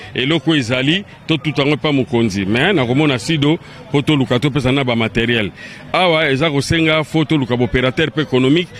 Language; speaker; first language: Lingala; native; Lingala